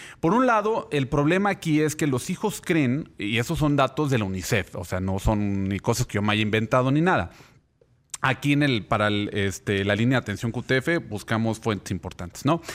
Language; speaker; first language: Spanish; native; Spanish